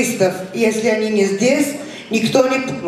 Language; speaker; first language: Russian; non-native, fluent; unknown